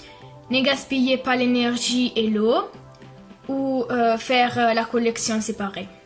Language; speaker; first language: French; non-native, learner; Italian